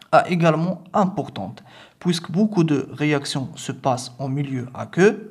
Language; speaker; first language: French; non-native, local second language; Arabic